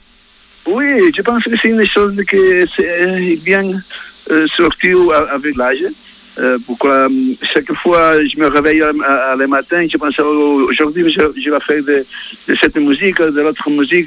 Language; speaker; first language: French; non-native, learner; Spanish